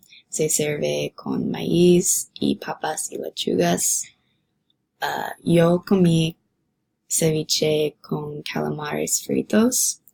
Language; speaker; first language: Spanish; non-native, learner; English